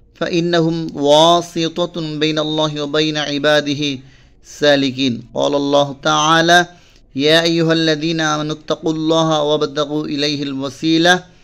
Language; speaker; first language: Arabic; non-native, fluent; Bangla